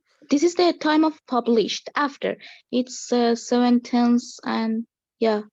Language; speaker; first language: English; non-native, learner; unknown